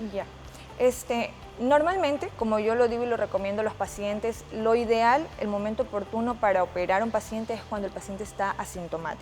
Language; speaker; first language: Spanish; native; Spanish